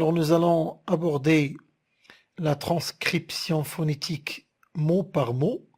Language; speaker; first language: French; non-native, local second language; Arabic